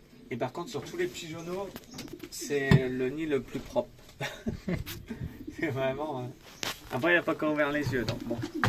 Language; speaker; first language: French; native; French